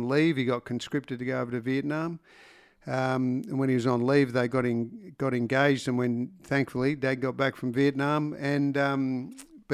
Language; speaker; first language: English; native; English